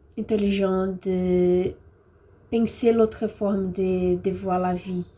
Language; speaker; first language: French; non-native, learner; Portuguese